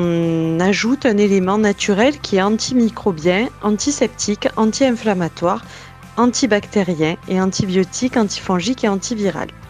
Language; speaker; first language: French; native; French